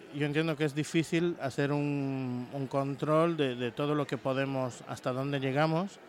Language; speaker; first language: Spanish; native; Spanish